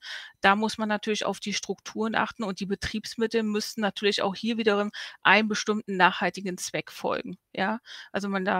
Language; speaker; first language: German; native; German